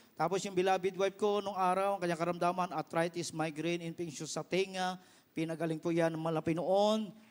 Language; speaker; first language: Filipino; non-native, local second language; Iloko